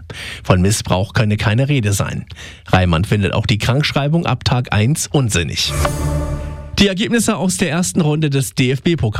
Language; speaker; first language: German; native; German